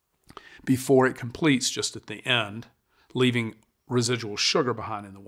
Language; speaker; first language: English; native; English